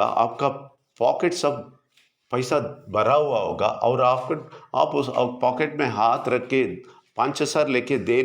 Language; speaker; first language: Hindi; non-native, local second language; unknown